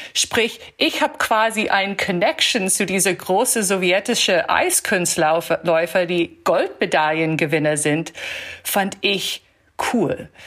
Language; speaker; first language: German; early bilingual, heritage; German